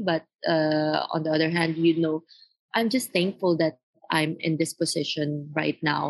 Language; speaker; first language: English; non-native, local second language; Filipino